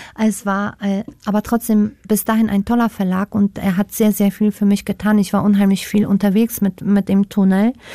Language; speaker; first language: German; non-native, fluent; Polish